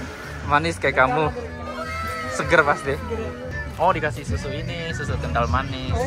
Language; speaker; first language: Indonesian; native; Indonesian